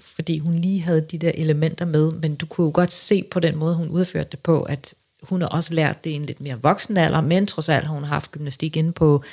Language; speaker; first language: Danish; early bilingual, other home language; English